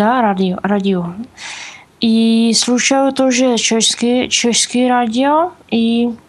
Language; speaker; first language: Russian; non-native, learner; Czech